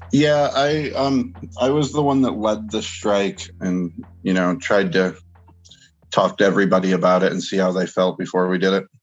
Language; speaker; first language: English; native; English